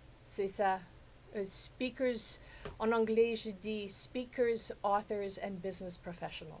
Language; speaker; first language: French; non-native, fluent; English